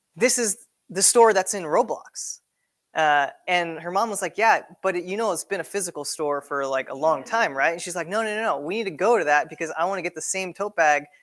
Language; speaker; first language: English; native; English